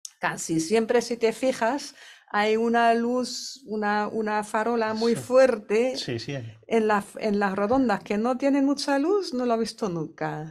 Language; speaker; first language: Spanish; non-native, fluent; German